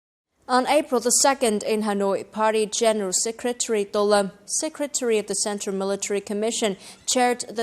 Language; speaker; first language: English; non-native, fluent; Vietnamese